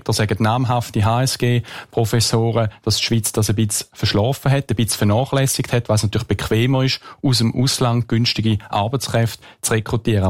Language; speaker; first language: German; native; German